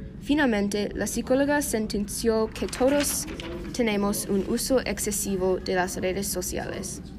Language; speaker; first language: Spanish; non-native, learner; English